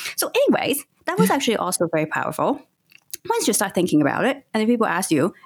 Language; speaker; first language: English; non-native, local second language; Cantonese